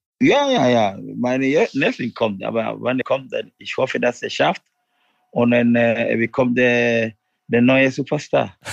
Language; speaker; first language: German; non-native, learner; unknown